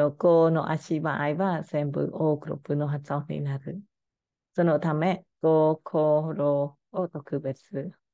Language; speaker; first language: Japanese; non-native, fluent; Khmer